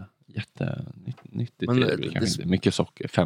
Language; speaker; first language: Swedish; native; Swedish